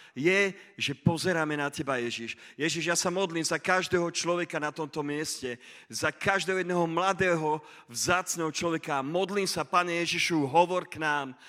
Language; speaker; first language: Slovak; native; Slovak